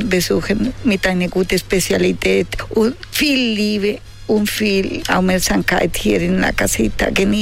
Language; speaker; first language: German; non-native, learner; Spanish